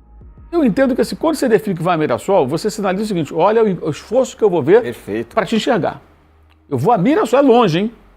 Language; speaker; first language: Portuguese; native; Portuguese